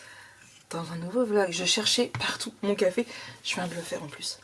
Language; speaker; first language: French; native; French